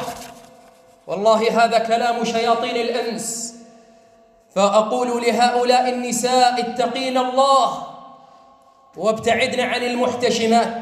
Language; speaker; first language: Arabic; native; Arabic